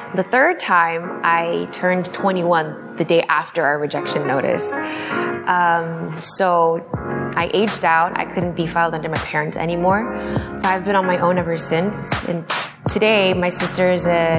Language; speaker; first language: English; native; English